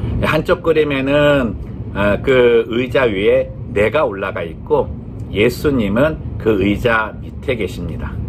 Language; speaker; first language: Korean; native; Korean